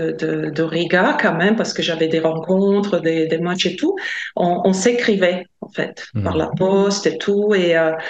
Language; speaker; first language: French; non-native, fluent; Latvian